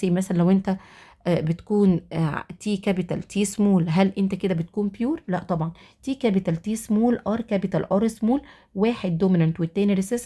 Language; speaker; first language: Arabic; native; Arabic